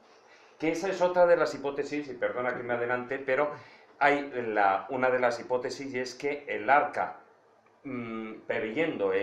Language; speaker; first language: Spanish; native; Spanish